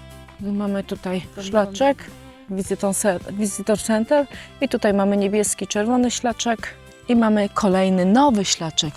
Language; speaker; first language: Polish; native; Polish